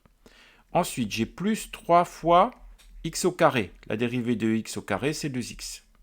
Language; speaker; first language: French; native; French